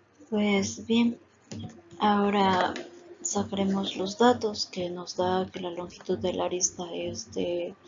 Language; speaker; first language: Spanish; native; Spanish